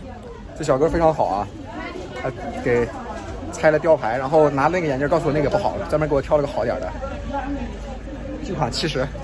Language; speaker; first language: Chinese; native; Chinese